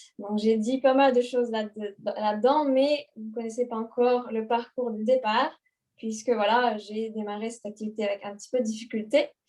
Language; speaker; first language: French; non-native, fluent; Hungarian